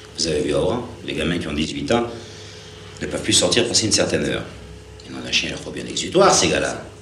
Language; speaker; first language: French; native; French